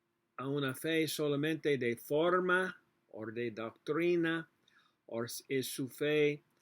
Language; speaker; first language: Spanish; non-native, learner; English